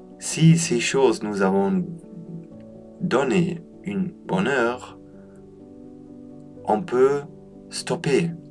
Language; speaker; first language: French; non-native, learner; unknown